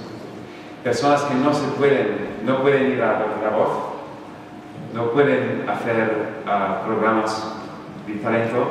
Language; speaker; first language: Spanish; non-native, fluent; English